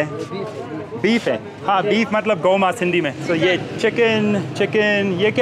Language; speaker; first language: Hindi; non-native, learner; English